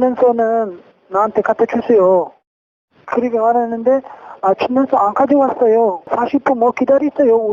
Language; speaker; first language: Korean; non-native, learner; Uzbek